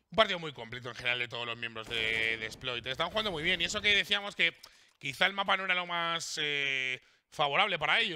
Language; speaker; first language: Spanish; native; Spanish